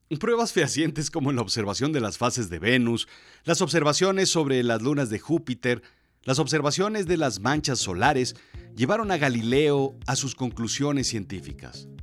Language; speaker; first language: Spanish; native; Spanish